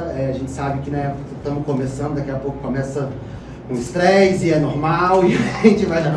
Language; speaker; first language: Portuguese; native; Portuguese